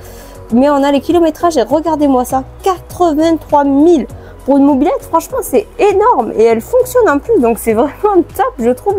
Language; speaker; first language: French; native; French